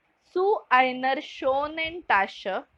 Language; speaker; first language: German; non-native, fluent; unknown